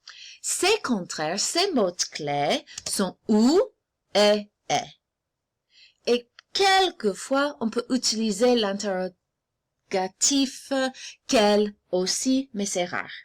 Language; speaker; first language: French; non-native, fluent; English